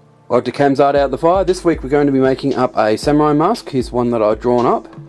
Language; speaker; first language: English; native; English